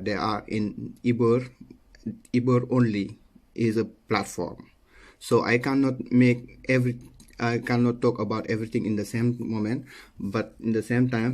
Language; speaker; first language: English; non-native, learner; Wolof